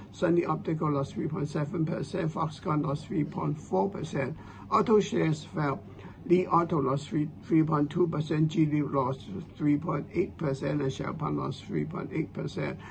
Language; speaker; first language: English; non-native, local second language; Cantonese